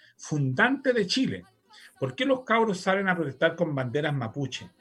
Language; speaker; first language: Spanish; native; Spanish